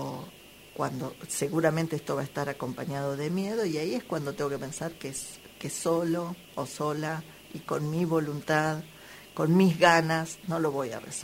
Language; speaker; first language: Spanish; native; Spanish